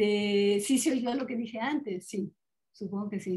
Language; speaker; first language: Spanish; native; Spanish